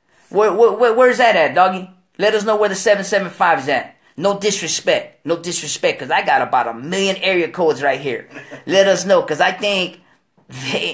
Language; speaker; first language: English; early bilingual, other home language; Spanish